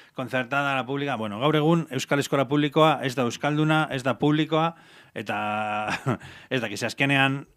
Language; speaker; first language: Basque; non-native, local second language; Spanish